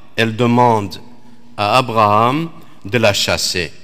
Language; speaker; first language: French; non-native, fluent; Aramaic